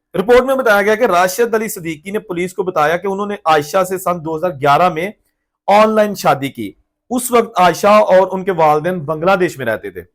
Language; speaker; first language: Urdu; non-native, local second language; Punjabi